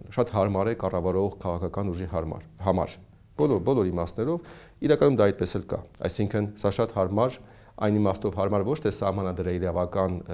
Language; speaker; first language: Armenian; native; Armenian